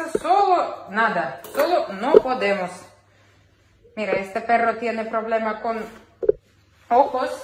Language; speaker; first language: Spanish; non-native, learner; Ukrainian